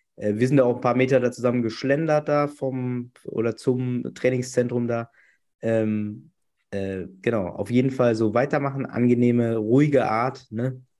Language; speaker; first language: German; native; German